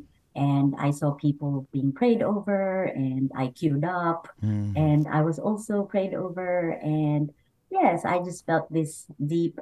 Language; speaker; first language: English; non-native, local second language; Bikol